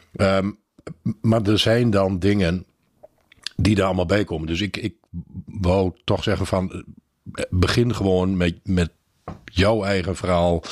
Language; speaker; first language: Dutch; native; Dutch